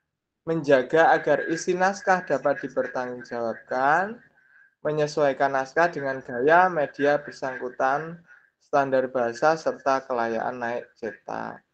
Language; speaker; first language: Indonesian; native; Indonesian